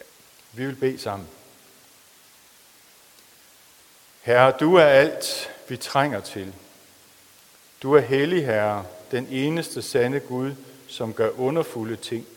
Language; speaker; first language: Danish; native; Danish